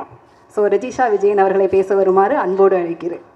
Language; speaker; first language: Tamil; native; Tamil